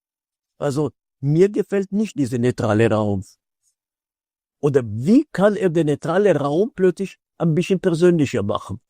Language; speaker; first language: German; non-native, fluent; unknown